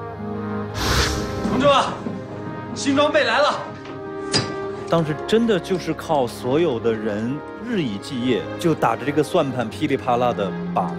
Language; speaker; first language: Chinese; native; Chinese